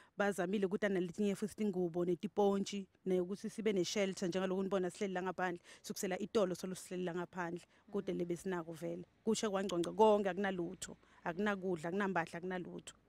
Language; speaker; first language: Zulu; non-native, local second language; Swati